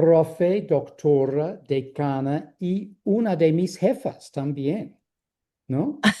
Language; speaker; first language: Spanish; non-native, fluent; English